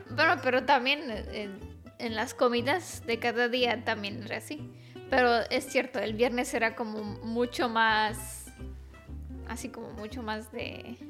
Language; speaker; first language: Spanish; non-native, fluent; Romanian